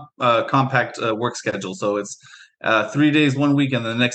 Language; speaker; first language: English; native; English